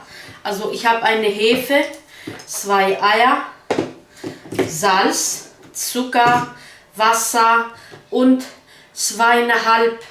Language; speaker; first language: German; non-native, learner; Kurdish